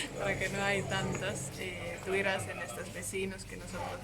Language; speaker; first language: Spanish; non-native, learner; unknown